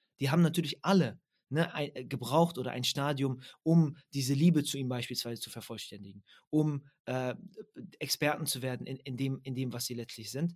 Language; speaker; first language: German; early bilingual, other home language; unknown